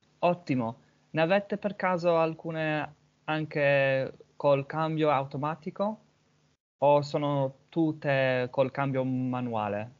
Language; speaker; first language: Italian; non-native, learner; English